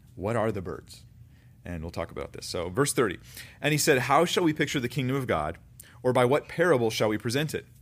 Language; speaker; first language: English; native; English